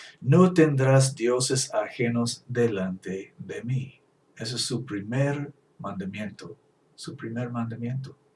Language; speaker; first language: Spanish; non-native, fluent; English